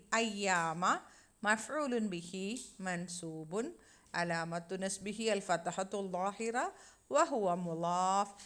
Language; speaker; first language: Arabic; non-native, fluent; Malayalam